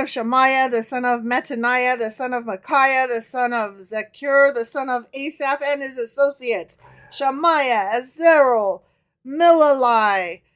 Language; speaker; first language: English; native; English